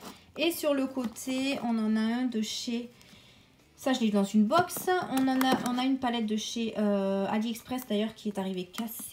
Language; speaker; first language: French; native; French